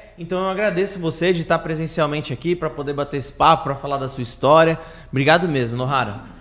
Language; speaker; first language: Portuguese; native; Portuguese